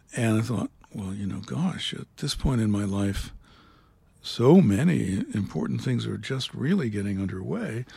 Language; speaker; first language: English; native; English